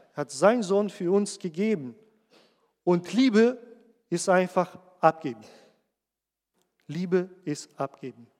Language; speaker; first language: German; non-native, fluent; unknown